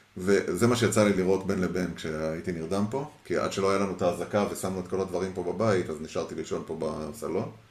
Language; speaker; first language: Hebrew; early bilingual, heritage; Hebrew